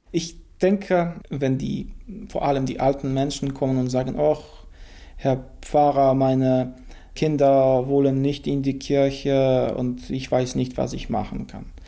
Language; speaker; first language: German; non-native, fluent; Polish